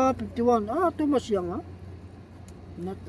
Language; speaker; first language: English; non-native, learner; Filipino